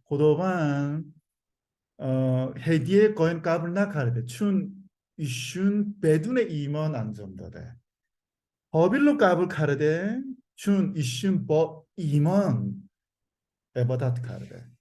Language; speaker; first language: Persian; non-native, learner; Korean